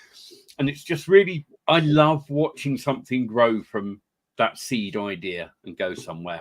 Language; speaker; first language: English; native; English